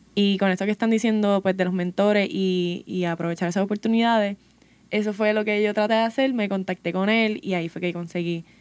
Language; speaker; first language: Spanish; native; Spanish